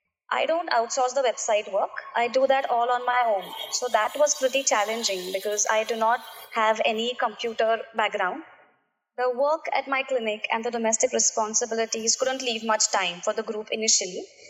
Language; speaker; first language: English; non-native, local second language; Marathi